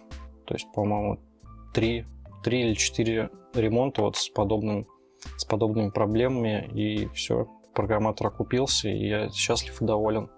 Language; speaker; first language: Russian; native; Russian